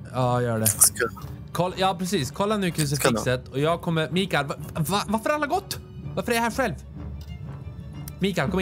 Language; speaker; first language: Swedish; native; Swedish